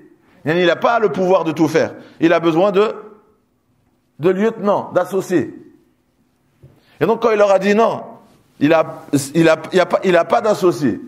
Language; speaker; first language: French; native; French